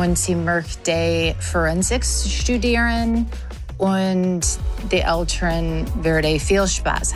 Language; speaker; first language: German; non-native, learner; English